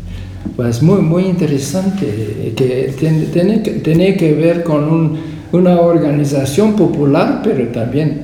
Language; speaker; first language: Spanish; non-native, fluent; English